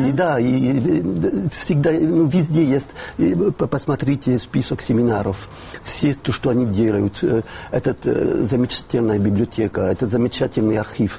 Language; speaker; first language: Russian; non-native, fluent; French